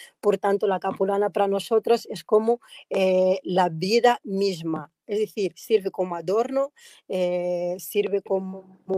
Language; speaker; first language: Spanish; non-native, fluent; Portuguese